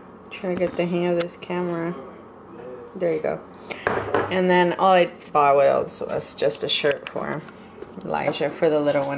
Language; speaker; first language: English; early bilingual, other home language; Spanish